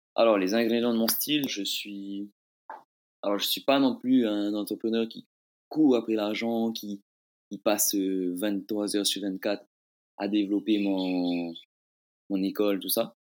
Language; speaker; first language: French; native; French